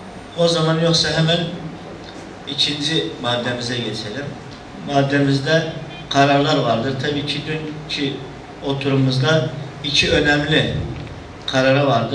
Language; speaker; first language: Turkish; native; Turkish